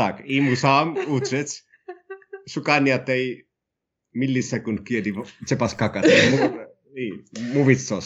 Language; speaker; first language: Polish; non-native, learner; Finnish